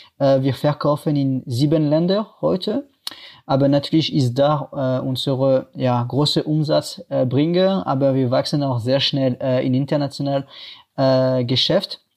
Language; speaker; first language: German; non-native, fluent; French